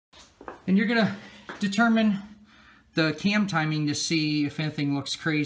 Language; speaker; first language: English; native; English